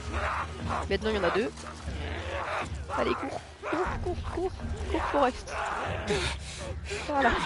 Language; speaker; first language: French; native; French